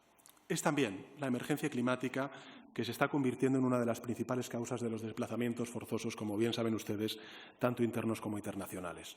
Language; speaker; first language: Spanish; native; Spanish